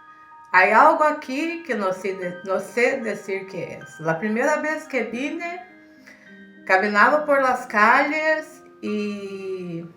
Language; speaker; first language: Spanish; early bilingual, heritage; Spanish